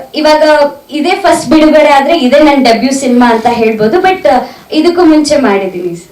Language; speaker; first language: Kannada; native; Kannada